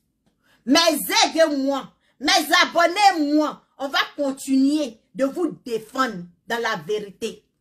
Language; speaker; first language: French; non-native, local second language; Baoulé